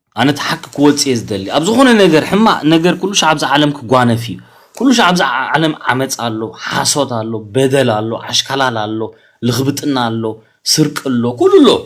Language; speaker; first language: Tigrinya; early bilingual, heritage; Tigrinya